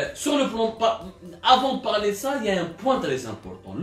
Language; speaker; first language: French; non-native, local second language; Arabic